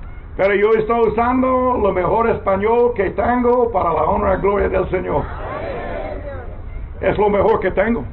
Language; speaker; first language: Spanish; non-native, learner; English